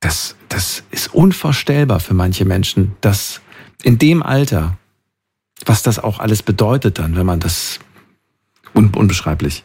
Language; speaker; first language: German; native; German